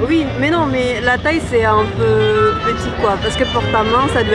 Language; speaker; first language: French; non-native, fluent; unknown